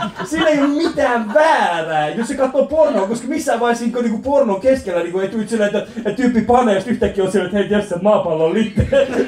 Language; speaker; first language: Finnish; early bilingual, other home language; Persian